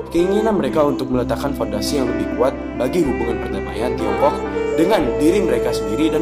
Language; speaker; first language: Indonesian; native; Indonesian